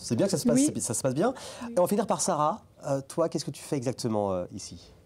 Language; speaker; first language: French; native; French